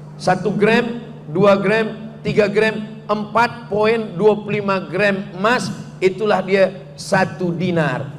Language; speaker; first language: Malay; native; Malay